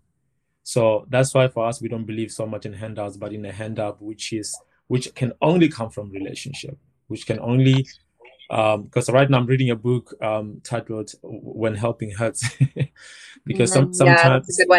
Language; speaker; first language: English; non-native, local second language; Northern Sotho